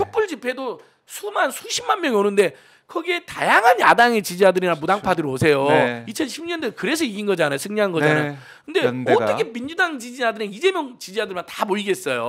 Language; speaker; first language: Korean; native; Korean